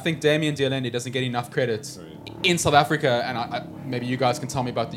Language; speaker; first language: English; native; English